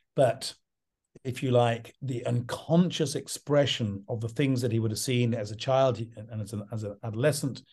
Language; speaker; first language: English; native; English